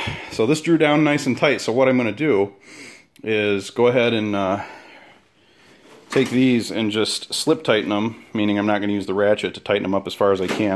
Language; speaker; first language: English; native; English